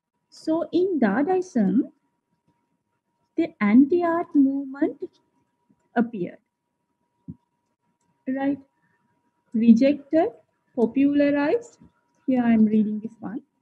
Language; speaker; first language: English; non-native, local second language; Sinhala